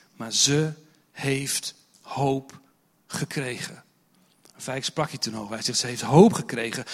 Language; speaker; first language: Dutch; non-native, fluent; English